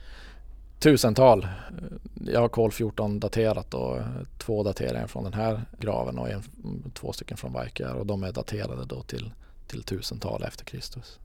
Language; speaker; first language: Swedish; native; Swedish